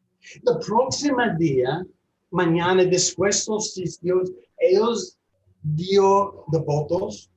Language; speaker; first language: Spanish; non-native, learner; English